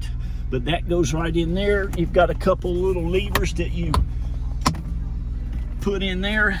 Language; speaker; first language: English; native; English